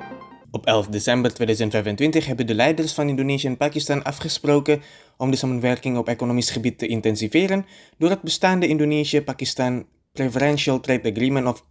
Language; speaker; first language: Dutch; non-native, fluent; Indonesian